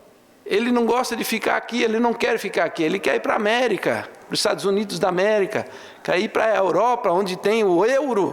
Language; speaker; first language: Portuguese; native; Portuguese